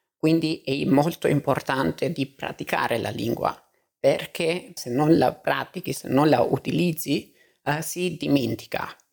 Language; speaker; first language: Italian; non-native, fluent; Albanian